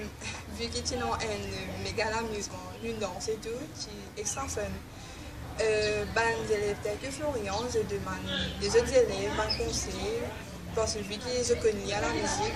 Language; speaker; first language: French; non-native, local second language; Morisyen